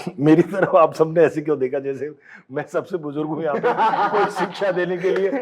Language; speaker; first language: Hindi; native; Hindi